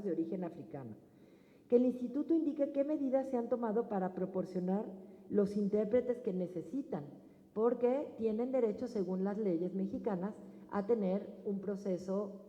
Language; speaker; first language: Spanish; native; Spanish